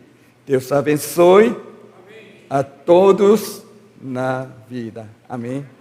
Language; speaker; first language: Portuguese; non-native, learner; Korean